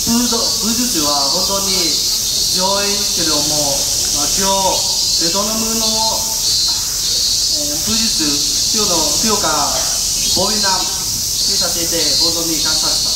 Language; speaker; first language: Japanese; non-native, learner; Vietnamese